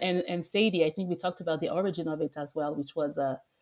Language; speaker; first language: English; non-native, fluent; French